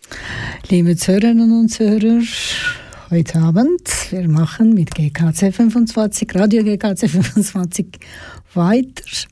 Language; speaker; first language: German; non-native, fluent; Georgian